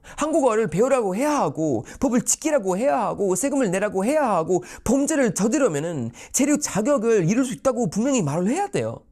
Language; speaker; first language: Korean; non-native, fluent; Swedish